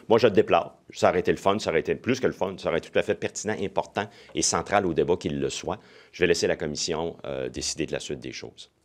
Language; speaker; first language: French; native; French